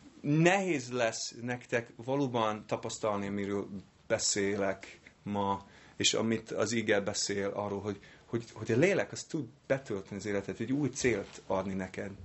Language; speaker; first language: Hungarian; non-native, fluent; English